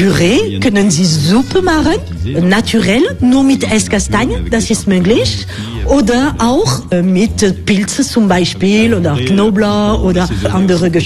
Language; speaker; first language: German; non-native, learner; French